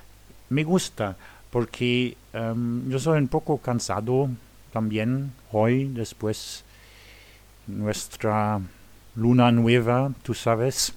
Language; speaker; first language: Spanish; non-native, fluent; Luxembourgish